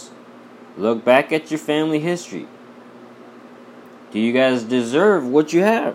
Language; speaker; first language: English; non-native, local second language; Bangla